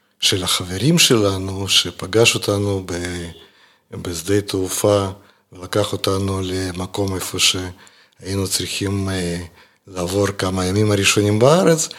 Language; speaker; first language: Hebrew; non-native, fluent; Russian